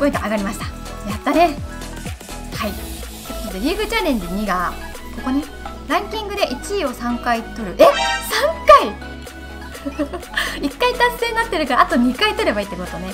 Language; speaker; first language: Japanese; native; Japanese